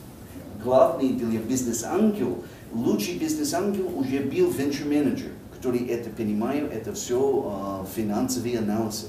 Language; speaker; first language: Russian; non-native, fluent; English